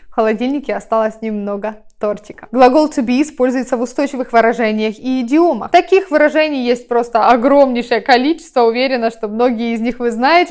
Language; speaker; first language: Russian; native; Russian